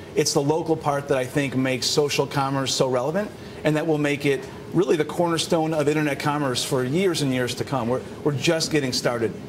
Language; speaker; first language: English; native; English